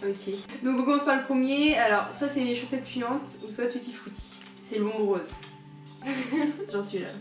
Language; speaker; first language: French; native; French